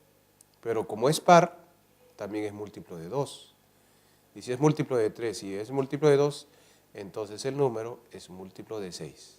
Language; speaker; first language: Spanish; native; Spanish